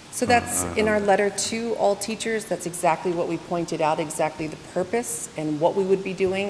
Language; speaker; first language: English; native; English